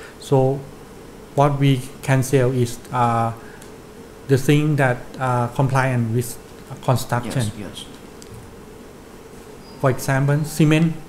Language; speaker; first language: English; non-native, learner; Thai